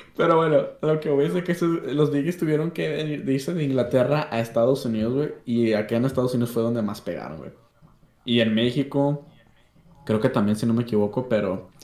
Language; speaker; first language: Spanish; native; Spanish